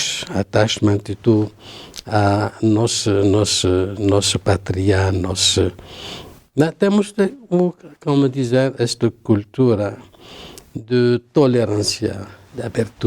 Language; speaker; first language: Portuguese; non-native, learner; Arabic